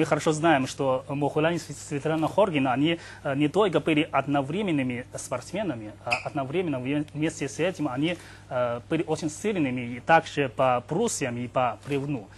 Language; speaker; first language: Russian; non-native, fluent; Chinese